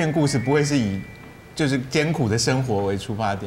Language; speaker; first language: Chinese; native; Chinese